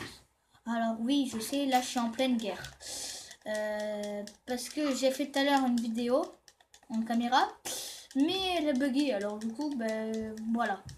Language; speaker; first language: French; native; French